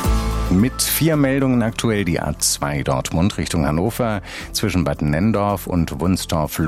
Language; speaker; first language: German; native; German